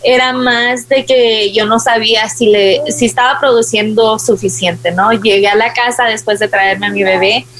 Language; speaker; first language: Spanish; early bilingual, heritage; Spanish